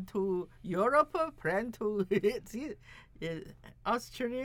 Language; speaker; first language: English; non-native, learner; Chinese